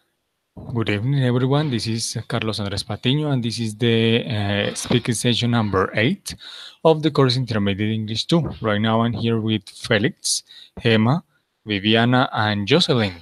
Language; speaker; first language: English; non-native, fluent; Spanish